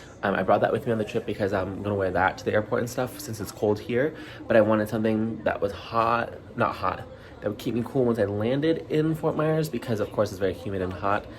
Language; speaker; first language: English; native; English